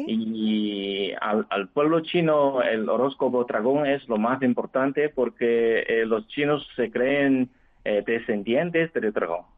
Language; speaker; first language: Spanish; non-native, fluent; Chinese